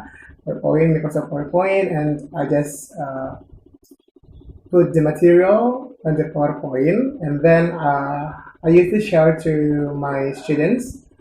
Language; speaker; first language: English; non-native, learner; Indonesian